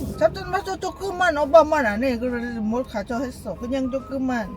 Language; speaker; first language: Korean; non-native, learner; Lao